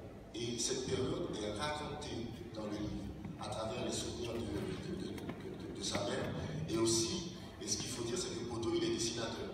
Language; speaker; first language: French; non-native, local second language; Haitian Creole